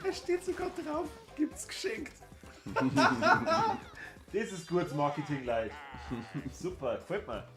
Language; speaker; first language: German; native; German